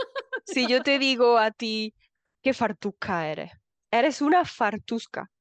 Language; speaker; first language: Spanish; native; Spanish